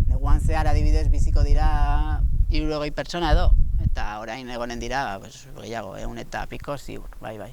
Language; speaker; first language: Basque; non-native, local second language; Spanish